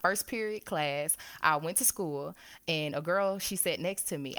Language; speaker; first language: English; native; English